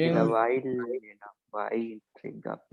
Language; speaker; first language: Portuguese; non-native, learner; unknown